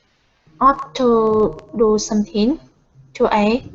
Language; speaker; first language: English; non-native, learner; Vietnamese